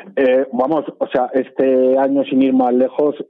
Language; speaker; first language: Spanish; native; Spanish